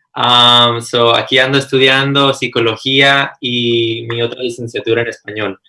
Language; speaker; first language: Spanish; early bilingual, heritage; Spanish